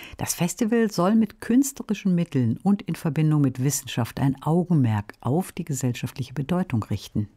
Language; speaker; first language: German; native; German